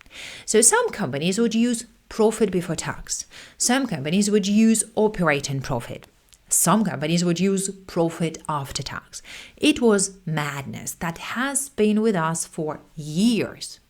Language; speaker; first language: English; non-native, fluent; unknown